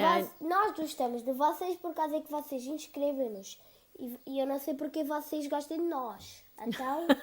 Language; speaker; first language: Portuguese; early bilingual, other home language; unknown